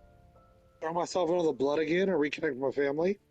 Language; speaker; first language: English; native; English